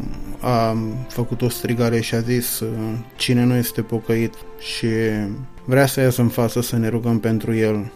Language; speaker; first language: Romanian; native; Romanian